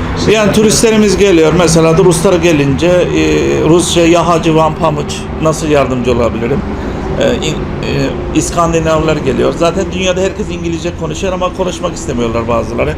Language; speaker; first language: Turkish; native; Turkish